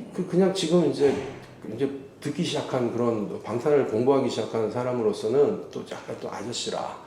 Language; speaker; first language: Korean; native; Korean